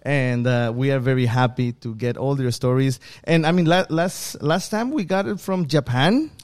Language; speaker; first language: English; non-native, fluent; Spanish